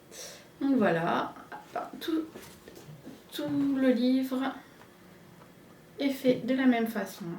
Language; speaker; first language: French; native; French